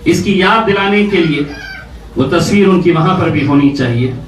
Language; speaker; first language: Hindi; non-native, local second language; Marathi